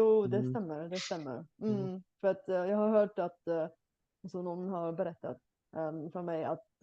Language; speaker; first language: Swedish; non-native, fluent; Bulgarian